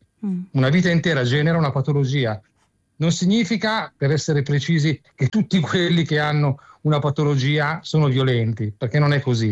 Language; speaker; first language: Italian; native; Italian